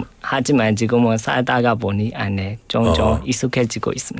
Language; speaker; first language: Korean; non-native, learner; Burmese